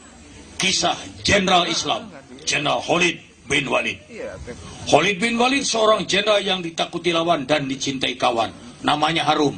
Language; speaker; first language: Indonesian; non-native, local second language; Sundanese